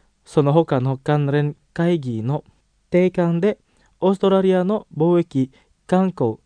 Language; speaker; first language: Japanese; non-native, fluent; Indonesian